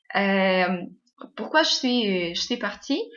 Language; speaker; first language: French; non-native, fluent; Russian